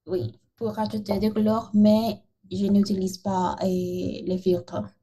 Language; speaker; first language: French; non-native, learner; Spanish